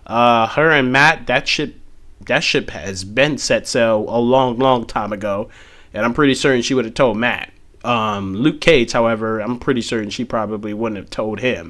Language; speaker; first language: English; native; English